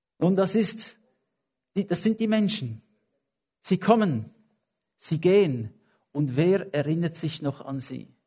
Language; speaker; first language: German; non-native, fluent; English